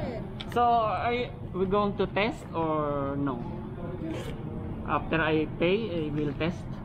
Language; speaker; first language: English; non-native, local second language; Filipino